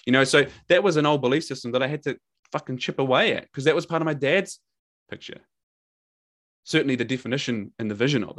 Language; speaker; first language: English; native; English